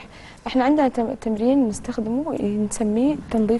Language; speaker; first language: Arabic; native; Arabic